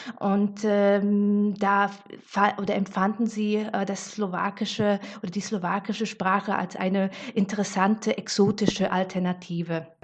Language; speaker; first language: German; non-native, fluent; Slovak